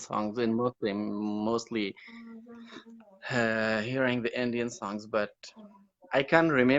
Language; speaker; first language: English; non-native, learner; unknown